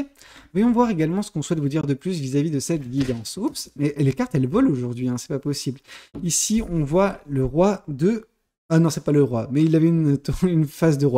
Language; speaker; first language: French; native; French